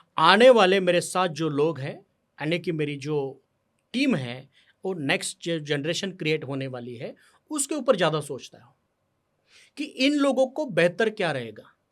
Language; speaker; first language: Hindi; non-native, local second language; Marathi